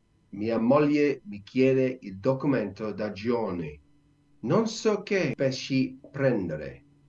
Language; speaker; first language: Italian; non-native, learner; English